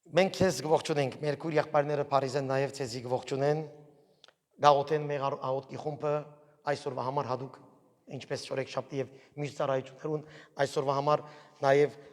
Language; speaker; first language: Armenian; early bilingual, heritage; Armenian